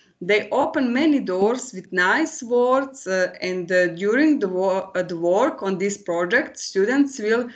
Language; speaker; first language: English; non-native, learner; Croatian